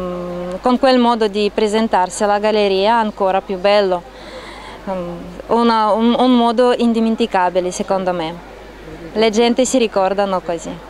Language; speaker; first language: Italian; non-native, learner; Russian